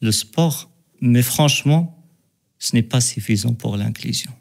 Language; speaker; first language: French; non-native, local second language; Arabic